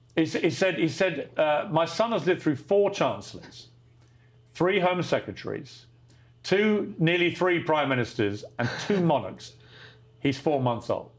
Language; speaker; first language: English; native; English